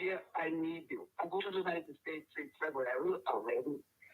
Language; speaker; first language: English; non-native, learner; Portuguese